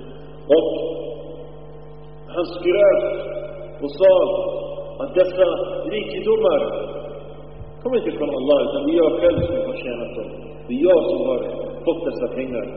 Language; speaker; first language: Swedish; early bilingual, other home language; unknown